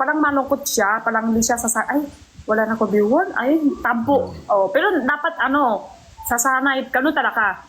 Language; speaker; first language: Filipino; non-native, learner; Chinese